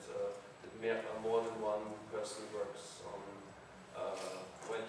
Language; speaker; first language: English; non-native, fluent; German